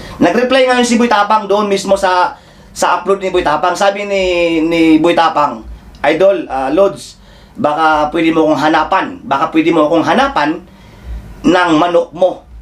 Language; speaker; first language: Filipino; non-native, local second language; Cebuano